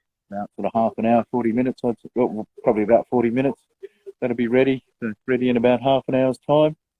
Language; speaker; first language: English; native; English